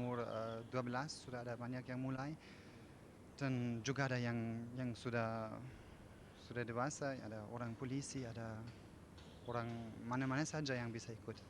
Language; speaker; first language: Indonesian; non-native, fluent; German